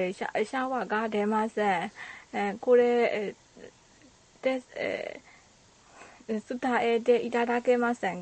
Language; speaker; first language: Japanese; non-native, learner; Burmese